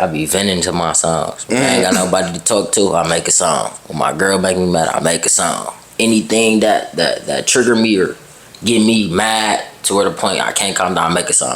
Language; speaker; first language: English; native; English